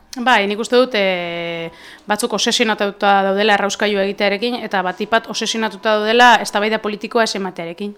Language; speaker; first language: Basque; native; Basque